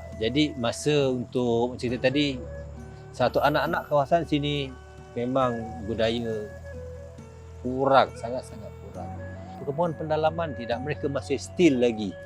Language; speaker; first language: Malay; non-native, local second language; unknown